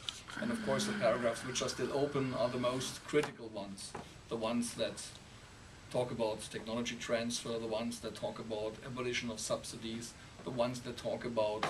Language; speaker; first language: English; non-native, fluent; German